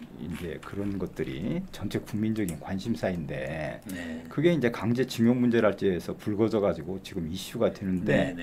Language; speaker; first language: Korean; native; Korean